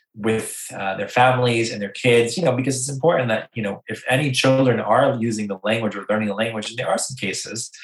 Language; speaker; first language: English; native; English